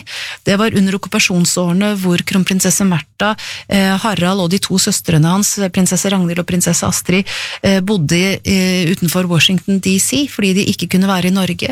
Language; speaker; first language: Norwegian; native; Norwegian